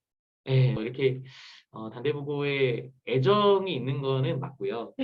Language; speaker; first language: Korean; native; Korean